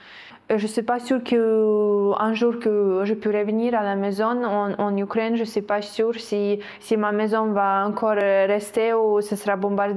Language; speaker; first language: French; non-native, fluent; Ukrainian